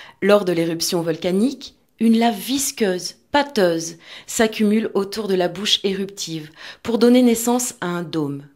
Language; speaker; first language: French; native; French